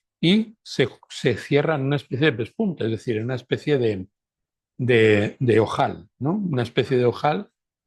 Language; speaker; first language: Spanish; native; Spanish